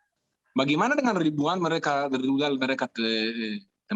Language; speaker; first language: Indonesian; non-native, fluent; Hebrew